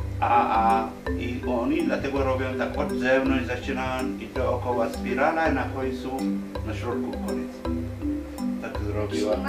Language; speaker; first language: Polish; non-native, fluent; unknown